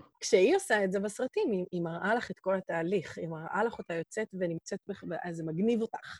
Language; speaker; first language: Hebrew; native; Hebrew